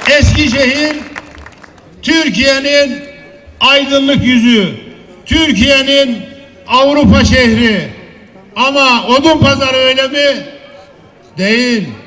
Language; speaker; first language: Turkish; native; Turkish